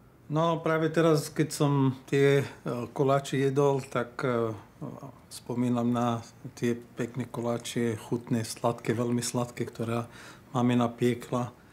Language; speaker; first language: Slovak; non-native, fluent; Arabic